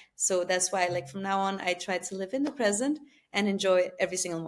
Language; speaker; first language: English; non-native, fluent; Albanian